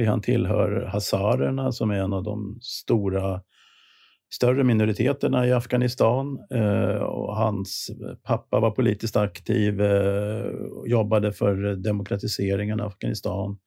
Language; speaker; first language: Swedish; native; Swedish